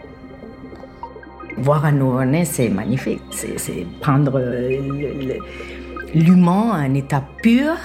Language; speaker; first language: French; non-native, fluent; Spanish